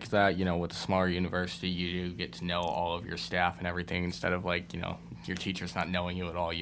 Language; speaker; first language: English; native; English